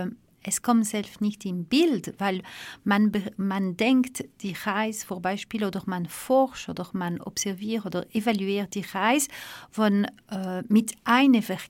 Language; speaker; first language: German; non-native, fluent; French